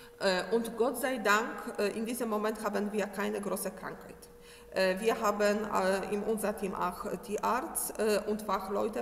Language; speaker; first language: German; non-native, learner; Polish